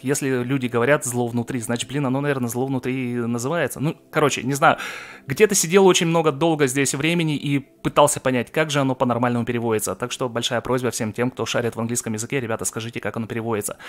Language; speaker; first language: Russian; native; Russian